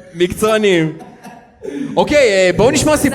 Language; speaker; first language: Hebrew; native; Hebrew